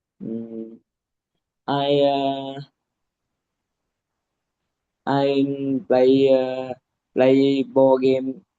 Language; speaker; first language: English; non-native, learner; Vietnamese